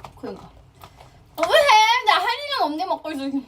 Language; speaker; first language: Korean; non-native, fluent; Thai